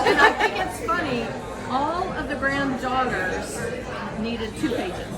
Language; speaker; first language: English; native; English